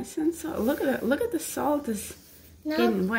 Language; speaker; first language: English; non-native, fluent; Russian